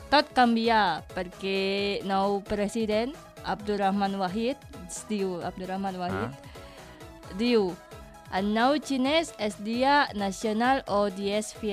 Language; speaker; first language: Catalan; non-native, learner; Indonesian